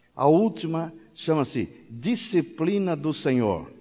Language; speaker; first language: Portuguese; native; Portuguese